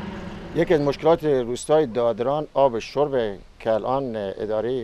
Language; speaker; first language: Persian; native; Persian